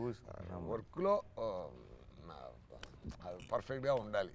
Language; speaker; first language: Telugu; non-native, fluent; Tamil